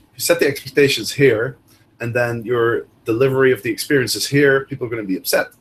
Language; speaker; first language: English; non-native, fluent; Dutch